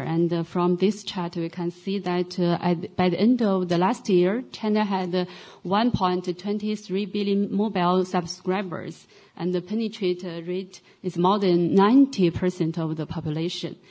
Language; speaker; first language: English; non-native, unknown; Chinese